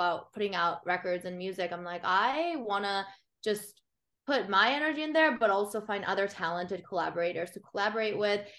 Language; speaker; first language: English; early bilingual, other home language; Korean